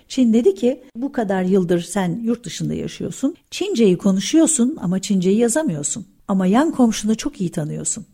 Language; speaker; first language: Turkish; early bilingual, heritage; Turkish